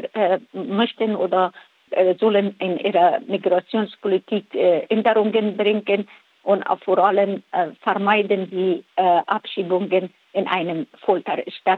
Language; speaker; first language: German; non-native, fluent; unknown